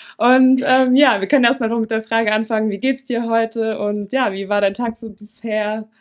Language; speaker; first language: German; native; German